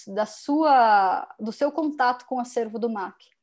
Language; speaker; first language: Portuguese; native; Portuguese